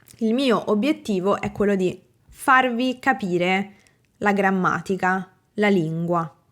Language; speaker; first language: Italian; native; Italian